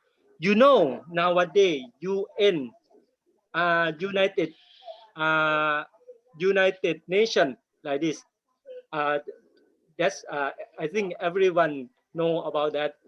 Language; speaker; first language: English; non-native, learner; Thai